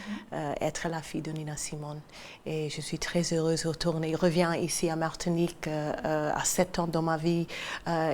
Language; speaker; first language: French; non-native, learner; English